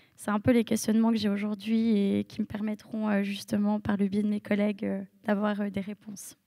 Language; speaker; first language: French; native; French